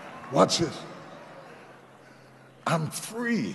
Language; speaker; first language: English; native; English